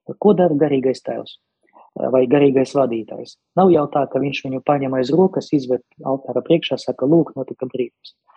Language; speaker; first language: Latvian; non-native, local second language; Russian